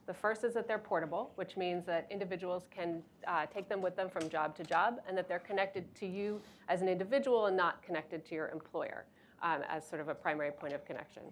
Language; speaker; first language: English; native; English